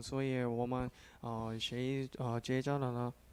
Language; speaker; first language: Chinese; non-native, learner; Korean